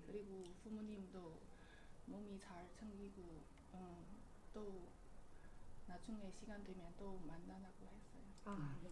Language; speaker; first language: Korean; non-native, learner; Chinese